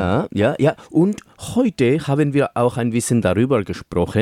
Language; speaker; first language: German; non-native, fluent; Spanish